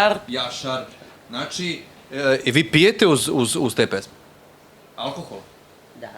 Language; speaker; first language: Bosnian; native; Bosnian